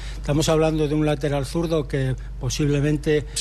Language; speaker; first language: Spanish; native; Spanish